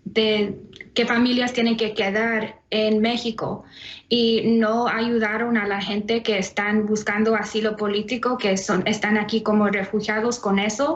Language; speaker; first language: Spanish; early bilingual, heritage; Spanish